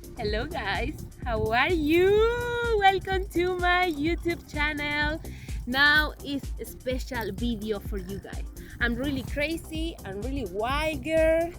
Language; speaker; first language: English; non-native, learner; Spanish